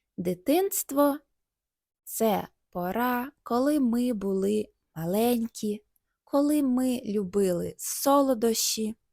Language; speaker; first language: Ukrainian; native; Ukrainian